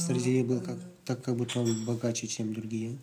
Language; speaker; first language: Czech; non-native, fluent; Russian